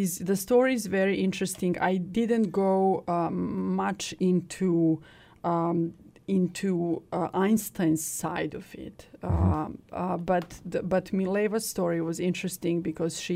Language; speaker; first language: English; non-native, fluent; Serbian